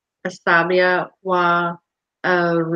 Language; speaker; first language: Arabic; non-native, learner; English